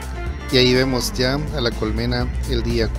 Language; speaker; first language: Spanish; native; Spanish